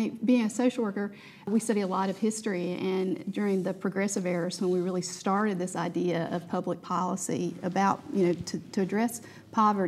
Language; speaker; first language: English; native; English